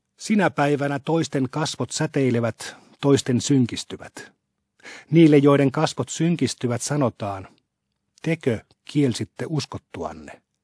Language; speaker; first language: Finnish; native; Finnish